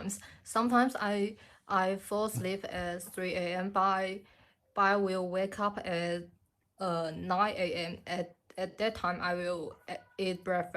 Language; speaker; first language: English; non-native, learner; Chinese